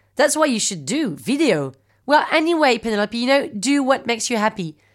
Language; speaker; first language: English; non-native, fluent; French